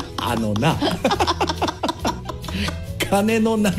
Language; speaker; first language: Japanese; native; Japanese